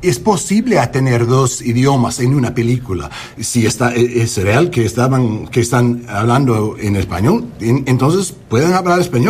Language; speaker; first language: Spanish; non-native, learner; English